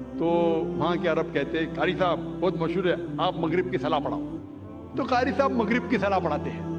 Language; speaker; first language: Urdu; non-native, local second language; English